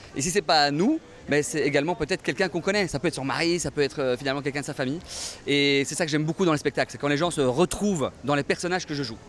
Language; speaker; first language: French; native; French